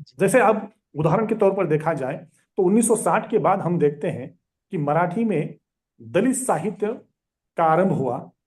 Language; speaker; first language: Hindi; non-native, local second language; Marathi